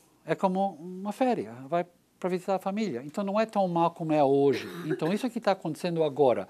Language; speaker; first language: Portuguese; non-native, learner; English